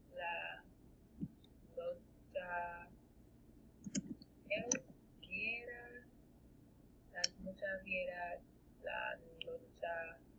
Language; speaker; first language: Spanish; non-native, learner; English